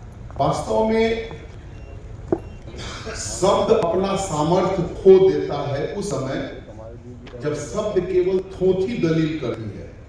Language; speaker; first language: Hindi; native; Hindi